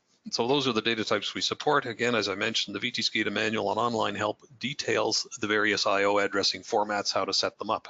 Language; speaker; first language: English; native; English